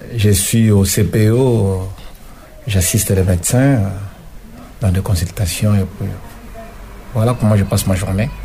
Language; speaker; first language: French; non-native, local second language; Lingala